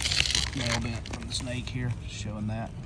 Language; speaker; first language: English; native; English